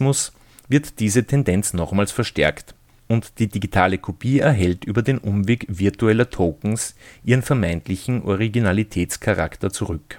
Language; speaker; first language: German; native; German